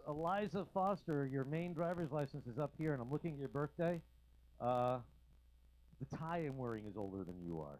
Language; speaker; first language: English; native; English